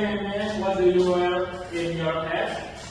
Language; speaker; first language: English; non-native, learner; Indonesian